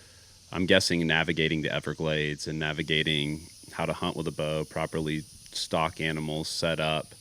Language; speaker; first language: English; native; English